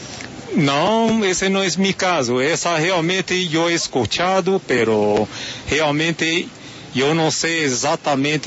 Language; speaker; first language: Spanish; non-native, fluent; Chinese